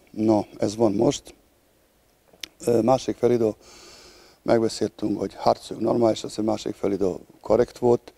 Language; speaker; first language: Hungarian; non-native, learner; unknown